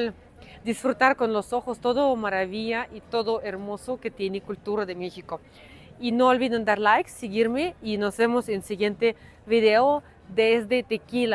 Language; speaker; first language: Spanish; non-native, fluent; Russian